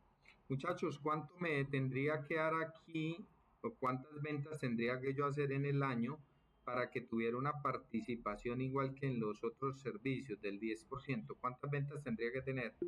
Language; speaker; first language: Spanish; native; Spanish